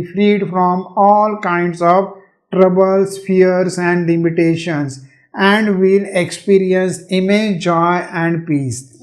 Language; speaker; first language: English; non-native, local second language; Hindi